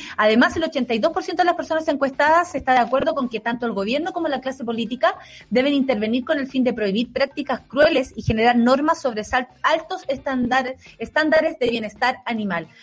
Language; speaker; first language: Spanish; native; Spanish